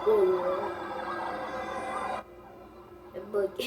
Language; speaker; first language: French; native; French